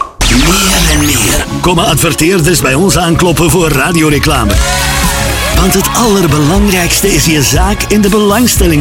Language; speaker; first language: Dutch; native; Dutch